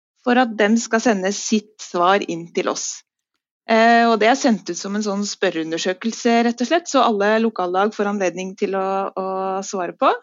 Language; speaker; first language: Norwegian; native; Norwegian